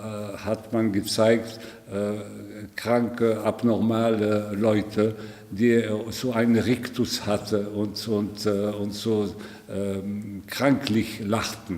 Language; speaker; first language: German; non-native, learner; French